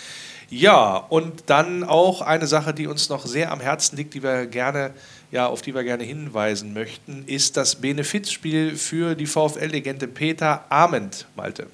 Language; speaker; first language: German; native; German